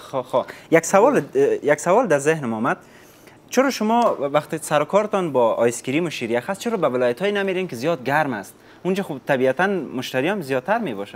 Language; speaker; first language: Persian; native; Persian